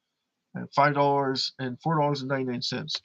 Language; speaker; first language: English; native; English